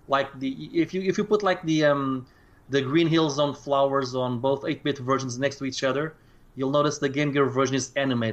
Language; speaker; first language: English; non-native, fluent; Portuguese